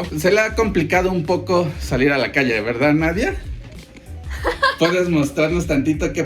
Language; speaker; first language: Spanish; native; Spanish